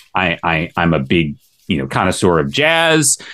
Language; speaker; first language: English; native; English